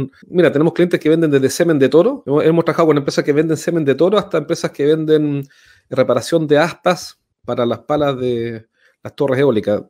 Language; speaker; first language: Spanish; native; Spanish